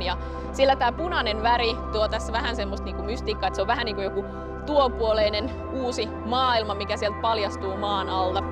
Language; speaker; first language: Finnish; native; Finnish